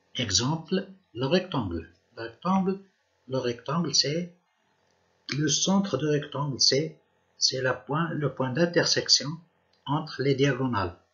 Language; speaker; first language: French; non-native, local second language; Arabic